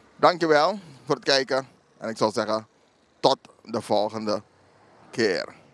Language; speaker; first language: Dutch; native; Dutch